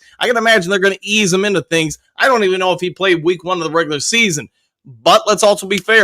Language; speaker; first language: English; native; English